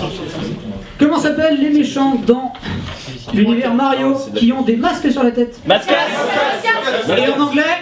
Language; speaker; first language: French; native; French